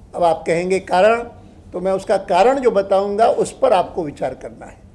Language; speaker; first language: Urdu; non-native, fluent; Sindhi